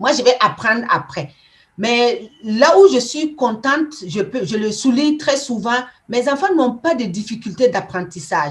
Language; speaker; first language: French; non-native, local second language; Mossi